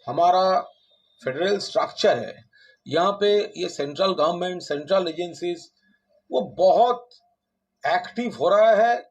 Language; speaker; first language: Hindi; non-native, local second language; Bangla